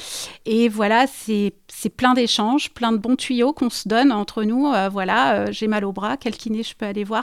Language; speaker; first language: French; native; French